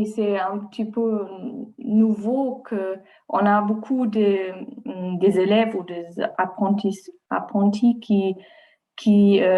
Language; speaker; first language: French; non-native, learner; German